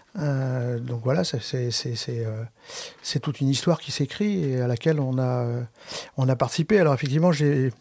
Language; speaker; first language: French; native; French